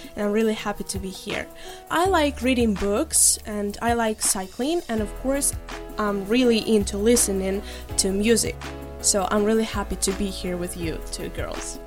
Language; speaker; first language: English; non-native, fluent; Ukrainian